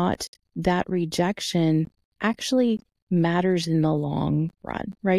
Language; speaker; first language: English; native; English